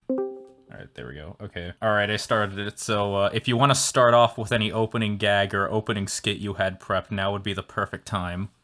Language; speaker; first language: English; native; English